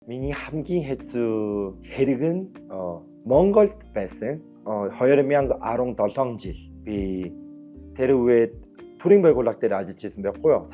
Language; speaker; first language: Mongolian; non-native, learner; Korean